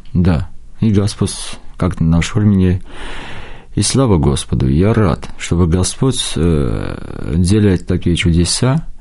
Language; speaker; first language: Russian; non-native, local second language; Armenian